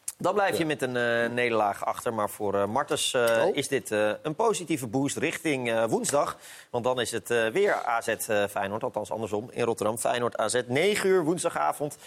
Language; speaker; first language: Dutch; native; Dutch